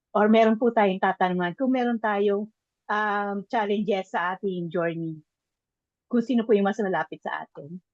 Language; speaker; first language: Filipino; native; Filipino